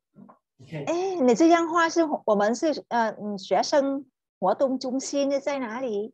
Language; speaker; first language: Chinese; non-native, fluent; Vietnamese